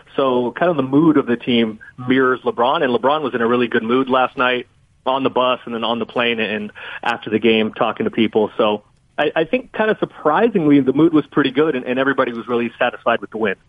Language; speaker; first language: English; native; English